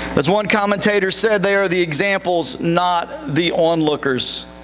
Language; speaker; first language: English; native; English